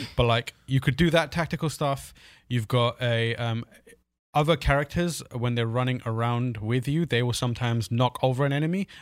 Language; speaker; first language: English; native; English